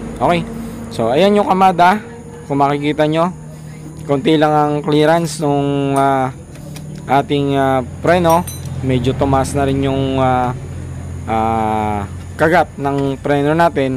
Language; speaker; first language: Filipino; native; Filipino